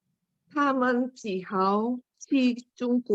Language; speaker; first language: Chinese; non-native, learner; Indonesian